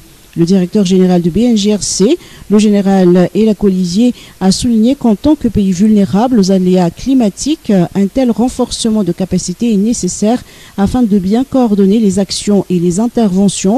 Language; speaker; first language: French; non-native, local second language; Malagasy